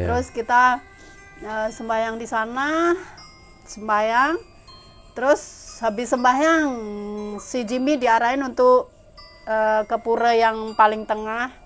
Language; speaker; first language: Indonesian; non-native, local second language; Javanese